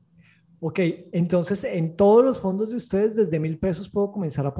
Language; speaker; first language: Spanish; native; Spanish